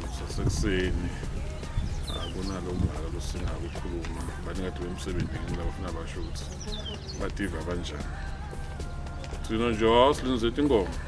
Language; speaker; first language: Zulu; non-native, local second language; South Ndebele